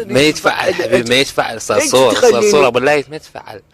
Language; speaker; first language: Arabic; native; Arabic